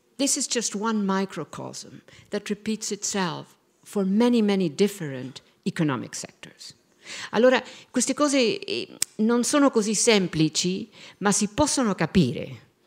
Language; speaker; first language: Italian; non-native, fluent; Spanish